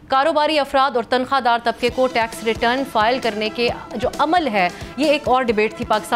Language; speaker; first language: Urdu; native; Urdu